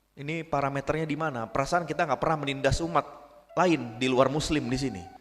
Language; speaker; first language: Indonesian; non-native, local second language; Minangkabau